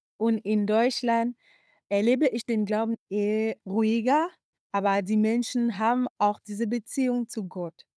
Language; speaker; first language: German; non-native, fluent; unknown